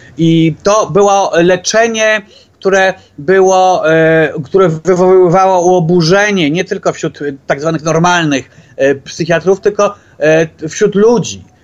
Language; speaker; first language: Polish; native; Polish